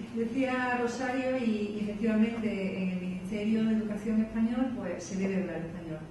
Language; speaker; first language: Spanish; native; Spanish